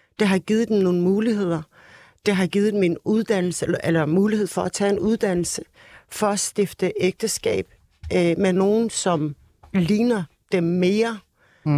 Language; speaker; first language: Danish; early bilingual, other home language; Turkish